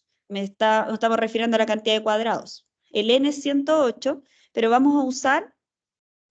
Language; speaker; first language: Spanish; native; Spanish